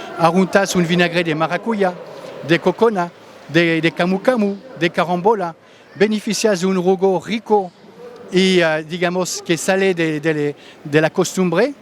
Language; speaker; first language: Spanish; non-native, fluent; French